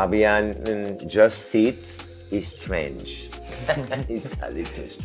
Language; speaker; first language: English; non-native, learner; French